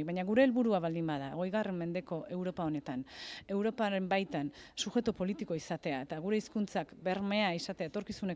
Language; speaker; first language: Basque; native; Basque